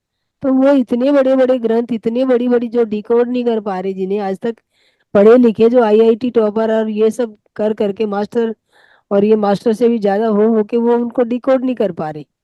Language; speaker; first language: Hindi; native; Hindi